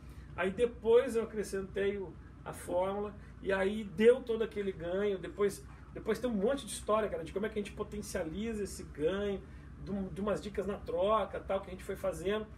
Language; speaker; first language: Portuguese; native; Portuguese